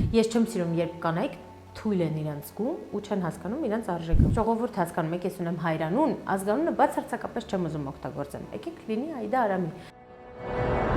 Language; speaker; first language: Armenian; early bilingual, heritage; Armenian